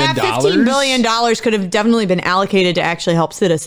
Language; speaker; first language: English; native; English